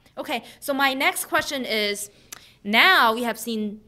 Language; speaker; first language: English; non-native, fluent; Chinese